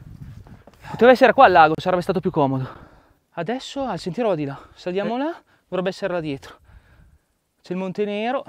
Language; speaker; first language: Italian; native; Italian